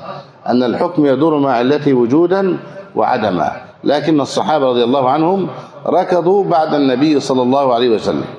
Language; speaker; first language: Arabic; native; Arabic